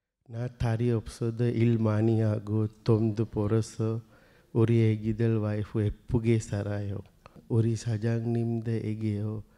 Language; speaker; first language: Korean; non-native, learner; Sinhala